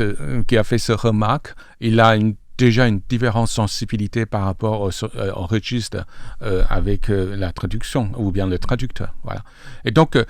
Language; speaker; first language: French; non-native, fluent; Chinese